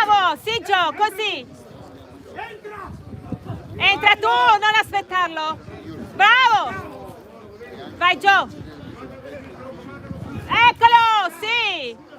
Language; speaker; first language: Italian; native; Italian